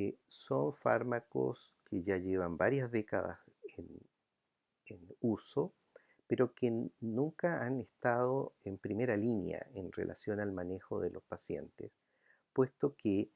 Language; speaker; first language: Spanish; native; Spanish